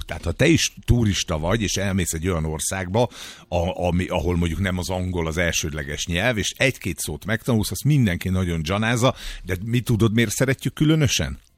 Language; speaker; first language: Hungarian; native; Hungarian